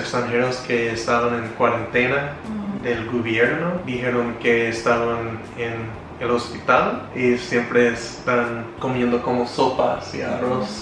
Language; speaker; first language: Spanish; non-native, learner; English